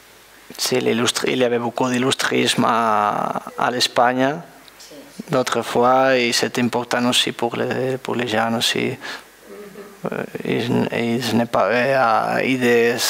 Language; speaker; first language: French; non-native, learner; Spanish